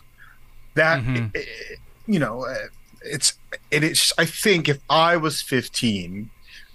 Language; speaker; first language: English; native; English